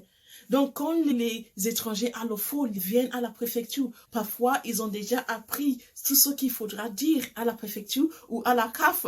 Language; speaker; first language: French; non-native, fluent; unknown